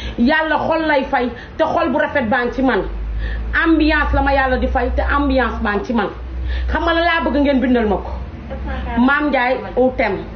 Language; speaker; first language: Wolof; non-native, local second language; Fula